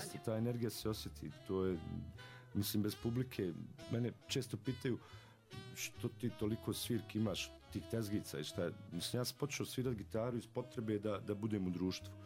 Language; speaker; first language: Serbian; native; Serbian